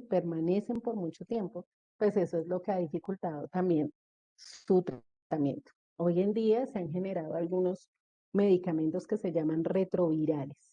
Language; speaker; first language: Spanish; native; Spanish